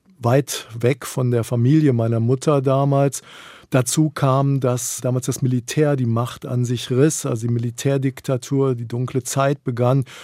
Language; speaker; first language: German; native; German